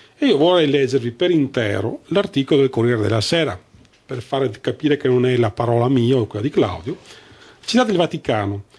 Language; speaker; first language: Italian; native; Italian